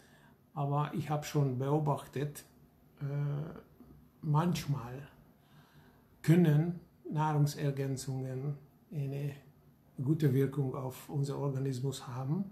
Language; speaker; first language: German; non-native, fluent; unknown